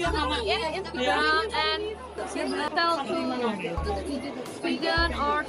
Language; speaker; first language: English; non-native, learner; Indonesian